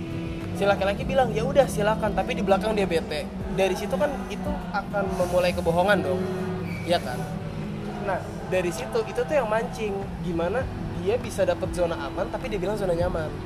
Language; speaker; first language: Indonesian; native; Indonesian